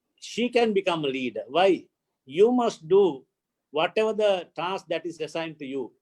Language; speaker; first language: English; non-native, local second language; Sinhala